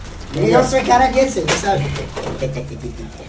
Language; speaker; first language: Spanish; non-native, learner; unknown